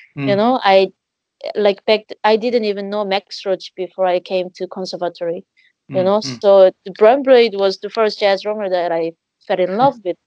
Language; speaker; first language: English; non-native, fluent; Korean